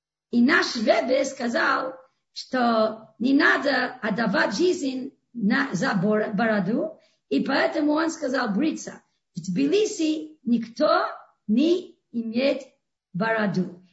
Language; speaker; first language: Russian; non-native, fluent; English